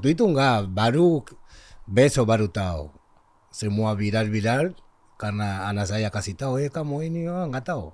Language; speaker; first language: Indonesian; non-native, learner; Spanish